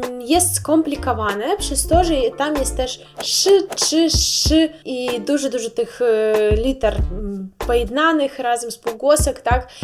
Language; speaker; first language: Polish; non-native, learner; Russian